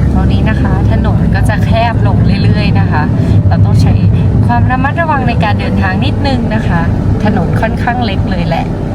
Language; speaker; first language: Thai; native; Thai